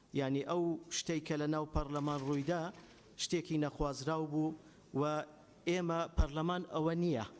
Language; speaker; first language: Central Kurdish; non-native, local second language; Azerbaijani